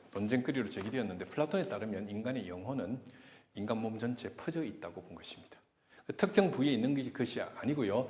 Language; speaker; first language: Korean; native; Korean